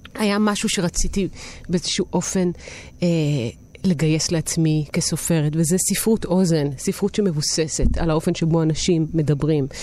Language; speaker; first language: Hebrew; early bilingual, other home language; Italian